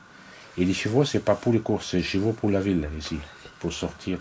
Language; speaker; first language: French; non-native, fluent; Arabic